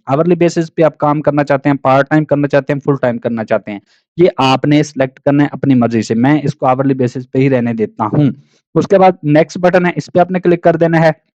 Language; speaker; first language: Urdu; non-native, local second language; Punjabi